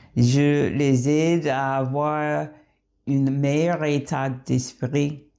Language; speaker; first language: French; non-native, fluent; English